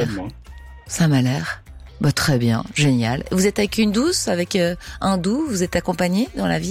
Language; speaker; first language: French; native; French